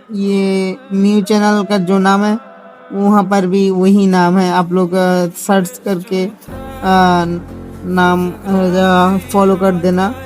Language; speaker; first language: Hindi; non-native, fluent; Bangla